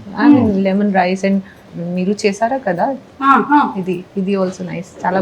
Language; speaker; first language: Telugu; non-native, learner; Hindi